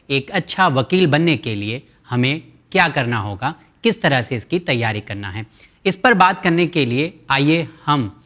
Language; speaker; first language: Hindi; native; Hindi